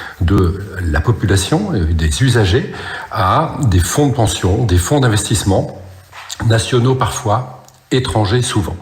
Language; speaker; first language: French; native; French